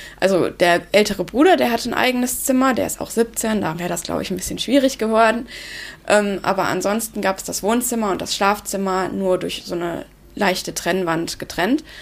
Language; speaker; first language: German; early bilingual, other home language; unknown